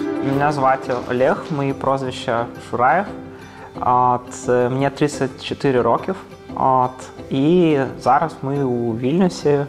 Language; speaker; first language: Ukrainian; early bilingual, heritage; Ukrainian